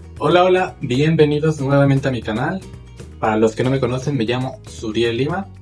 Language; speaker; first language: Spanish; native; Spanish